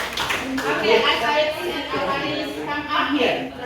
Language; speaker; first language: English; non-native, fluent; Indonesian